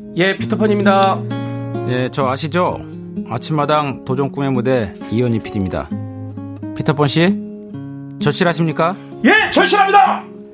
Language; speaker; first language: Korean; native; Korean